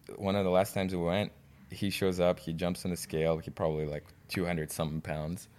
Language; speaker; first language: English; non-native, fluent; Russian